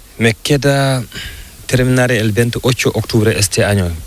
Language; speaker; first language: Spanish; non-native, learner; Fula